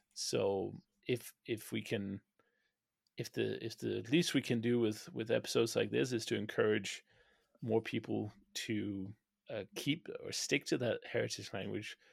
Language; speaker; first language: English; non-native, fluent; Danish